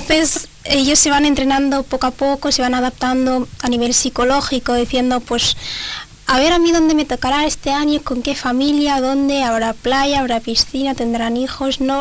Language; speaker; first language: Spanish; early bilingual, other home language; Arabic